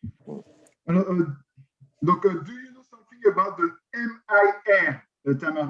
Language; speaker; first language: English; non-native, learner; French